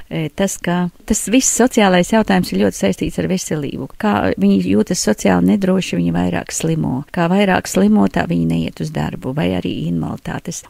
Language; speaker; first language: Latvian; native; Latvian